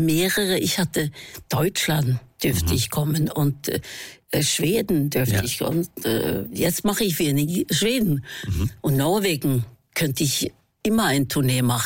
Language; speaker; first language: German; non-native, fluent; Norwegian